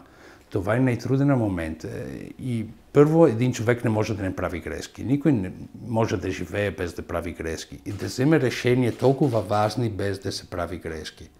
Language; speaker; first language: Bulgarian; non-native, fluent; Italian